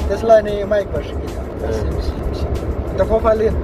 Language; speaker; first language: Arabic; non-native, learner; Bangla